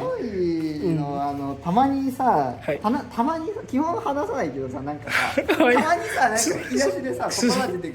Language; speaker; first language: Japanese; native; Japanese